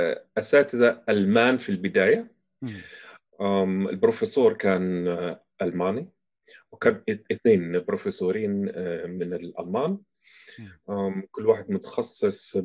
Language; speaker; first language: Arabic; non-native, fluent; German